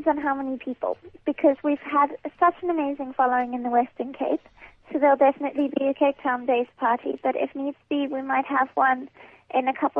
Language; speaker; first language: English; native; English